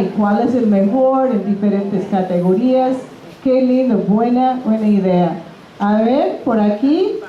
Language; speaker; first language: Spanish; non-native, fluent; English